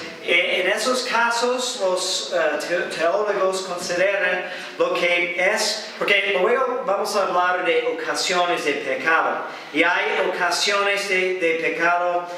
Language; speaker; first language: Spanish; non-native, fluent; English